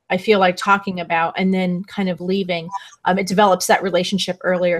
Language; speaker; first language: English; native; English